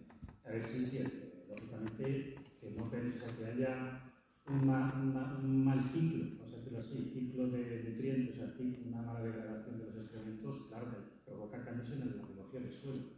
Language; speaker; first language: Spanish; native; Spanish